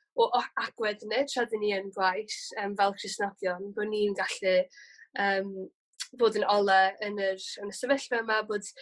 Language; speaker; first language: Welsh; native; Welsh